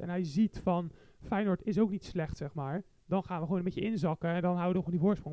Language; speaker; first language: Dutch; native; Dutch